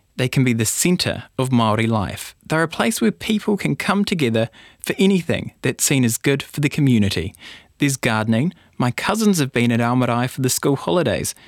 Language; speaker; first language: English; native; English